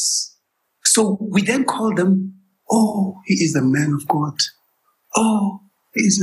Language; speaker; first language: English; non-native, local second language; Tswana